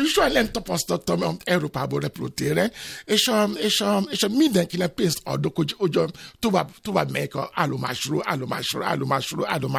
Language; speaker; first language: Hungarian; non-native, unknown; Yoruba